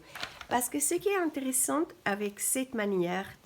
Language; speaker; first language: French; non-native, fluent; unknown